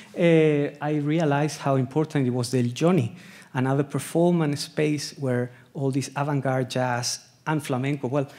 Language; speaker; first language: English; non-native, fluent; Spanish